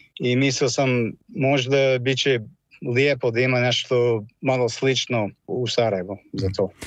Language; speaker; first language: Croatian; non-native, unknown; English